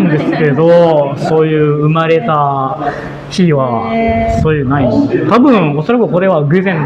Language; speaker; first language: Japanese; non-native, fluent; Indonesian